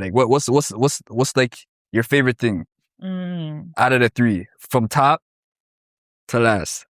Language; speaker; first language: English; native; English